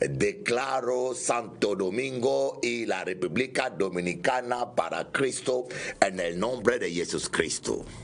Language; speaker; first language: Spanish; non-native, learner; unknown